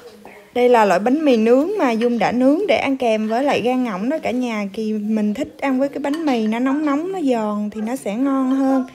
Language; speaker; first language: Vietnamese; native; Vietnamese